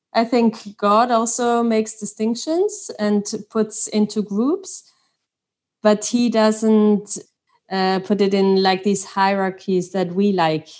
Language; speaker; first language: English; non-native, fluent; Swiss German